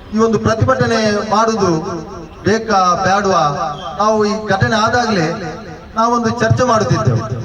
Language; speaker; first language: Kannada; non-native, local second language; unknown